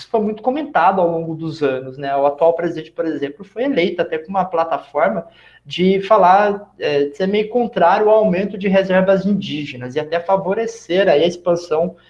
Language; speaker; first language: Portuguese; native; Portuguese